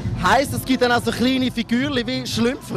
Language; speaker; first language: German; native; German